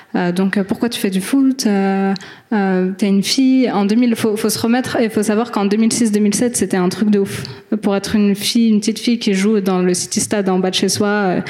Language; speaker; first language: French; native; French